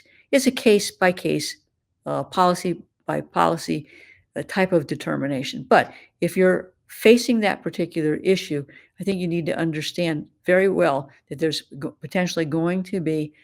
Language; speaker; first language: English; native; English